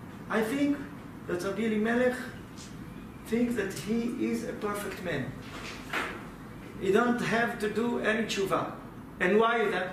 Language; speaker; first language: English; non-native, fluent; Hebrew